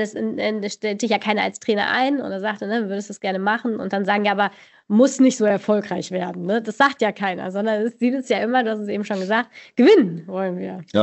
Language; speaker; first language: German; native; German